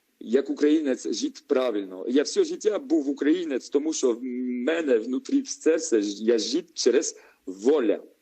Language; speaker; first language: Ukrainian; non-native, learner; French